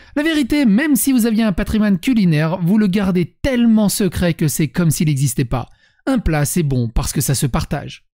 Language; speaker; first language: French; native; French